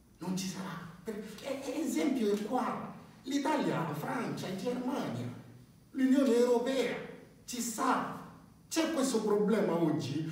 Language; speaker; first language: Italian; non-native, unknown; Bambara